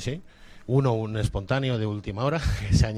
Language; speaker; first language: Spanish; native; Spanish